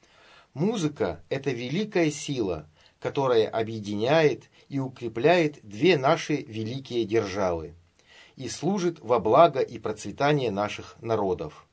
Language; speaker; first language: Russian; native; Russian